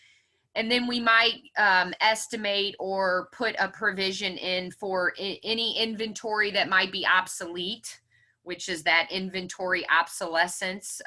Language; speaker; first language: English; native; English